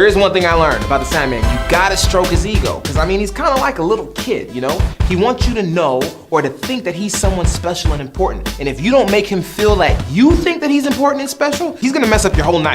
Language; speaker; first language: English; native; English